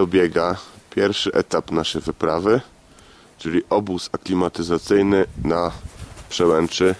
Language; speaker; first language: Polish; native; Polish